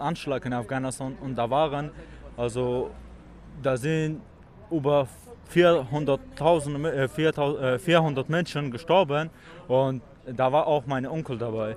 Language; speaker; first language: German; non-native, fluent; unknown